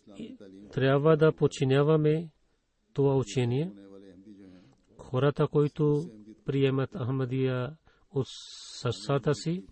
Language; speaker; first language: Bulgarian; non-native, fluent; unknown